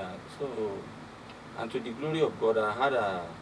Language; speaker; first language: English; non-native, local second language; Yoruba